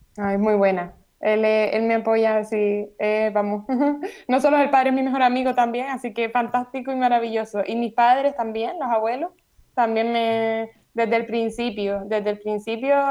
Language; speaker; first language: Spanish; native; Spanish